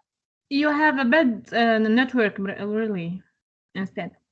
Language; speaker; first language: English; non-native, learner; Arabic